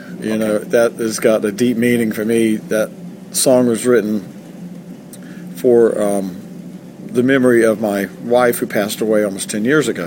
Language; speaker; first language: English; native; English